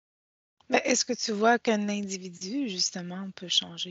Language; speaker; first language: French; native; French